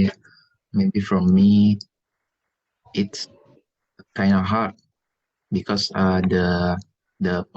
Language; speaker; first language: English; non-native, learner; Indonesian